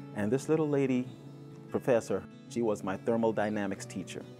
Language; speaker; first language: English; native; English